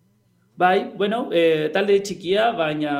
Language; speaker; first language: Basque; non-native, learner; Spanish